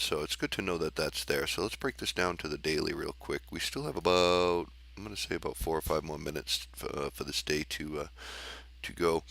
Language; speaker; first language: English; native; English